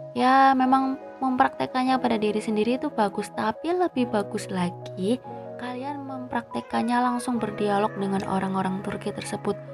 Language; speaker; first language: Indonesian; native; Indonesian